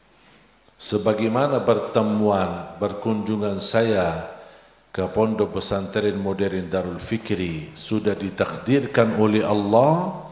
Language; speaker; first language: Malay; non-native, fluent; Arabic